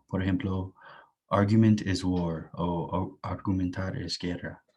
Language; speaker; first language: Spanish; non-native, fluent; English